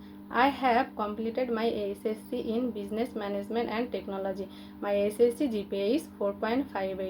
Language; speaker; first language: English; non-native, local second language; Bangla